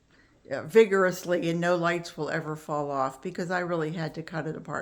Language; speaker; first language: English; native; English